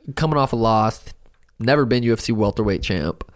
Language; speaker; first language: English; native; English